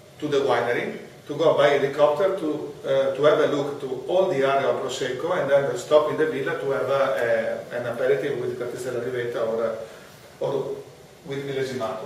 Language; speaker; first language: English; non-native, fluent; Italian